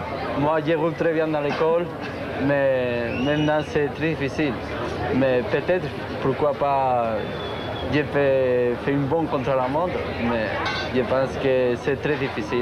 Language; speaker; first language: French; non-native, learner; Spanish